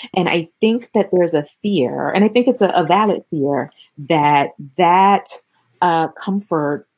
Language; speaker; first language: English; native; English